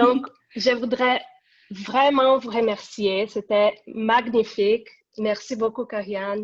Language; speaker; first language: French; non-native, fluent; Portuguese